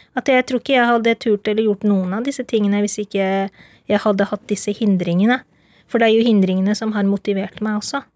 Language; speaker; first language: Norwegian; early bilingual, other home language; Urdu